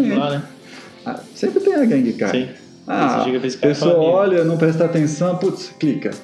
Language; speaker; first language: Portuguese; non-native, fluent; French